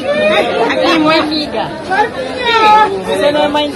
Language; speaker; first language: Portuguese; non-native, learner; Filipino